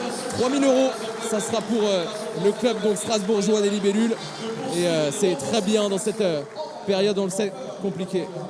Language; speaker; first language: French; native; French